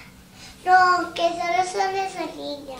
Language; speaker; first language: Spanish; native; Spanish